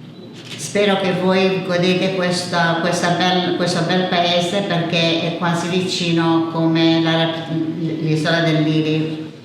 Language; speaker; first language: Italian; early bilingual, heritage; English